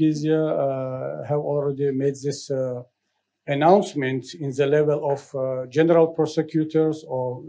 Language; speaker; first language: English; non-native, learner; Tajik